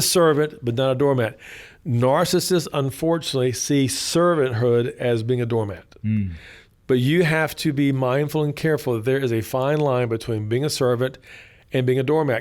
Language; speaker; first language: English; native; English